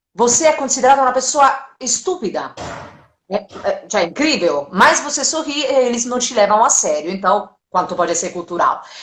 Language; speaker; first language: Portuguese; non-native, fluent; Italian